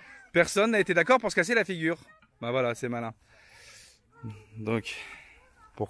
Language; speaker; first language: French; native; French